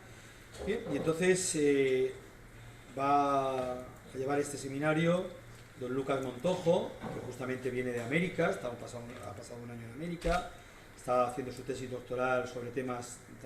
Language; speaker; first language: Spanish; native; Spanish